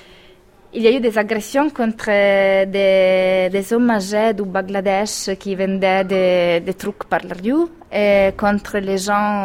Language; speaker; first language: French; non-native, fluent; Italian